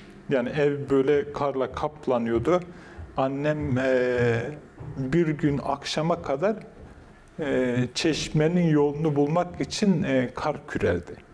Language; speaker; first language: Turkish; non-native, local second language; Kurdish